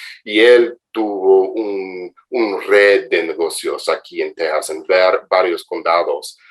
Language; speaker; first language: Spanish; non-native, fluent; English